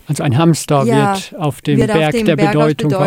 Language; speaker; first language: German; native; German